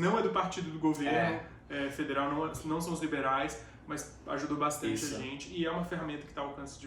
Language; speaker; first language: Portuguese; native; Portuguese